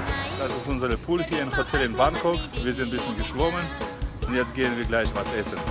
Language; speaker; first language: German; non-native, fluent; Polish